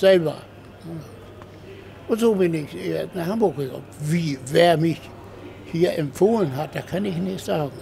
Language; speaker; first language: German; native; German